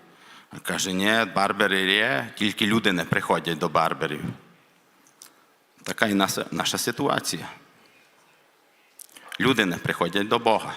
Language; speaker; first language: Ukrainian; non-native, local second language; Hungarian